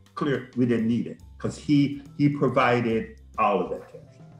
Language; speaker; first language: English; native; English